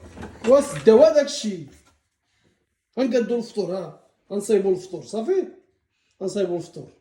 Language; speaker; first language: Arabic; native; Arabic